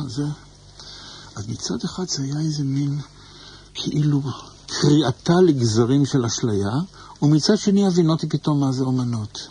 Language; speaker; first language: Hebrew; native; Hebrew